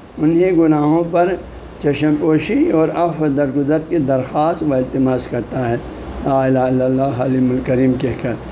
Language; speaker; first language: Urdu; non-native, local second language; Balti